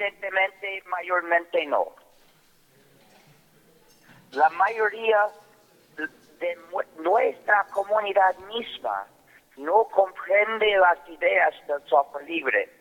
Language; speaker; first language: Spanish; non-native, fluent; English